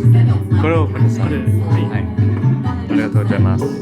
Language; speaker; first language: Japanese; non-native, learner; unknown